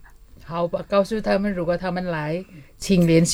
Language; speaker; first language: Chinese; non-native, fluent; Indonesian